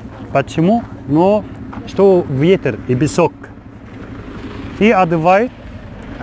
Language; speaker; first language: Russian; non-native, learner; Arabic